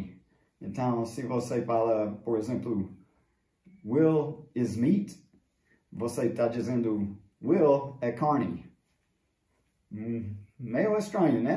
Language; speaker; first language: Portuguese; non-native, fluent; English